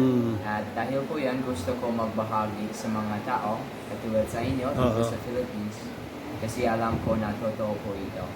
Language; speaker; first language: Filipino; non-native, fluent; English